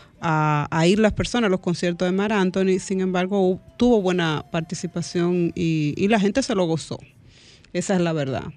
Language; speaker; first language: Spanish; native; Spanish